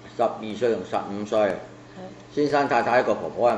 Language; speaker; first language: Cantonese; native; Cantonese